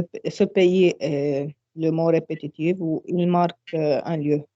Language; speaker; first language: French; non-native, learner; Arabic